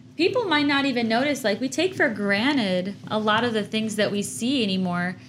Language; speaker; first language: English; native; English